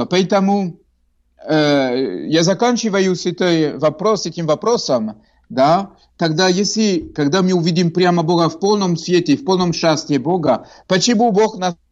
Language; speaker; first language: Russian; non-native, fluent; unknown